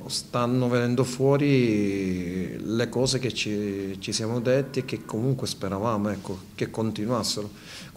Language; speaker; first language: Italian; native; Italian